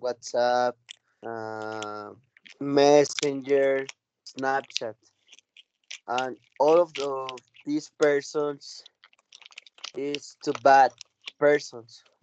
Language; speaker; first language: English; non-native, learner; Spanish